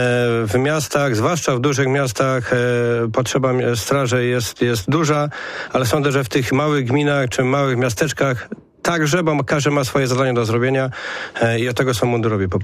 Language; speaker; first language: Polish; native; Polish